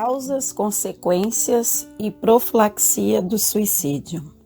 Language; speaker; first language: Portuguese; native; Portuguese